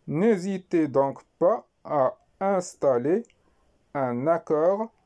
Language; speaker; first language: French; non-native, local second language; Arabic